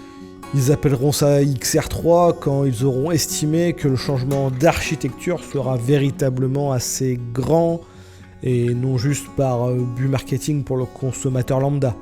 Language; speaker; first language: French; native; French